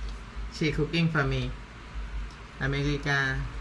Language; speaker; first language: English; non-native, learner; Thai